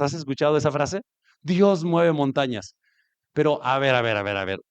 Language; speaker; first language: Spanish; native; Spanish